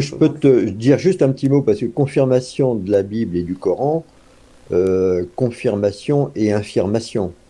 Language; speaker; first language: French; native; French